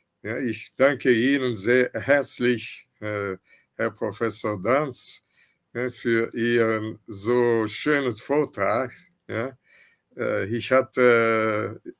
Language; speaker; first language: German; non-native, fluent; Portuguese